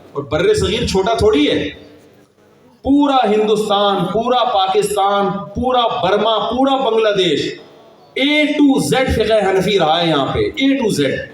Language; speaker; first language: Urdu; native; Urdu